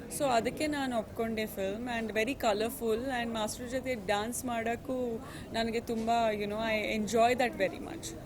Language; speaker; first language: Kannada; native; Kannada